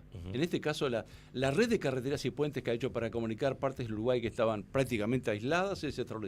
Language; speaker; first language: Spanish; native; Spanish